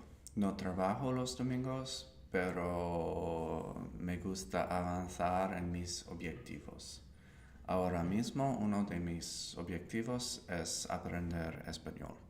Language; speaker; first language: Spanish; non-native, learner; English